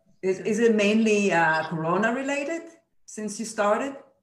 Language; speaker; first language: English; non-native, fluent; Hebrew